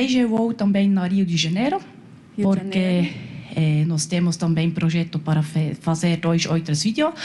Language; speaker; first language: Portuguese; non-native, learner; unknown